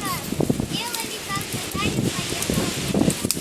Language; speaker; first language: Russian; native; Russian